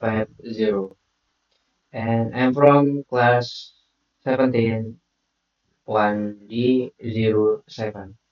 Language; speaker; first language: English; non-native, learner; Indonesian